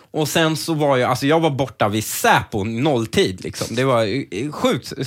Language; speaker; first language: Swedish; early bilingual, other home language; Persian